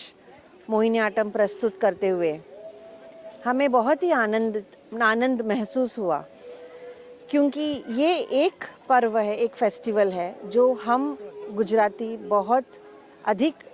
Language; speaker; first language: Hindi; non-native, local second language; Gujarati